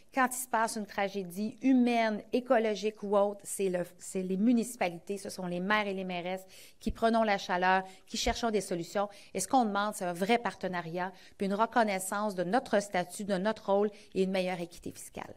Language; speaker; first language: French; native; French